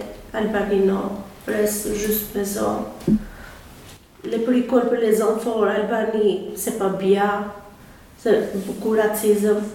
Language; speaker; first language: French; non-native, learner; Albanian